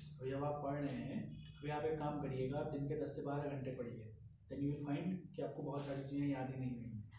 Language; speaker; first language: Hindi; native; Hindi